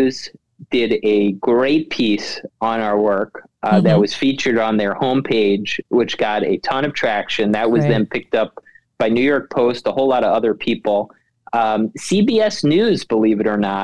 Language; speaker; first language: English; native; English